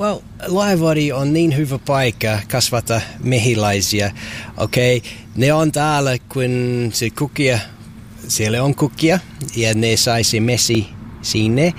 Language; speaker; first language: Finnish; non-native, learner; English